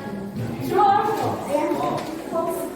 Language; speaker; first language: English; non-native, learner; Indonesian